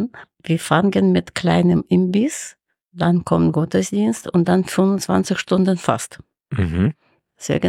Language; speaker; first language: German; non-native, fluent; Russian